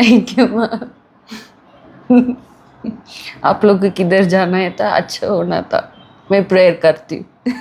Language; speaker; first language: Hindi; non-native, local second language; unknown